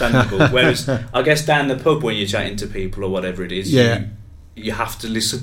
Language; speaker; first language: English; native; English